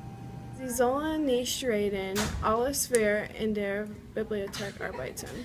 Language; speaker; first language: German; non-native, learner; English